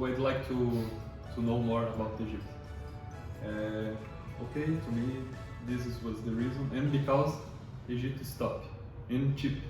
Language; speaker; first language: English; non-native, learner; Portuguese